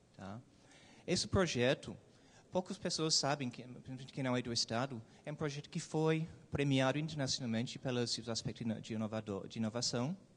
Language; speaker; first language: Portuguese; non-native, fluent; English